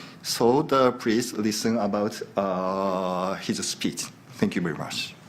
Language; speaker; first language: English; non-native, learner; Japanese